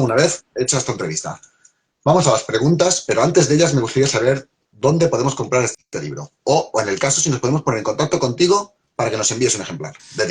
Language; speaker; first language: Spanish; native; Spanish